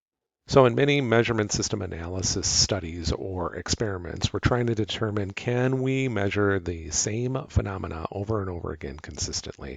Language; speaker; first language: English; native; English